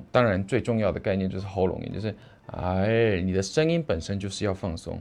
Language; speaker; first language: Chinese; non-native, fluent; Korean